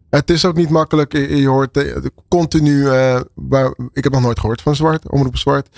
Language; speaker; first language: Dutch; native; Dutch